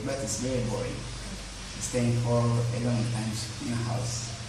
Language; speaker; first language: English; non-native, learner; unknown